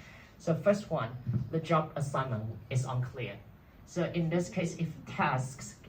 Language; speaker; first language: English; non-native, learner; Chinese